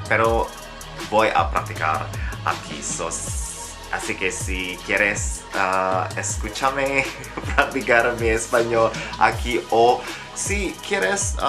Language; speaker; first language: Spanish; non-native, learner; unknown